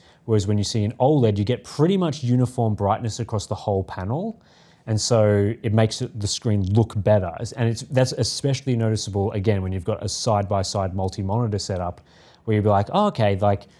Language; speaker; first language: English; native; English